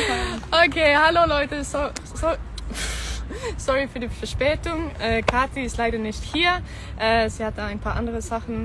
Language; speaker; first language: German; non-native, fluent; Swedish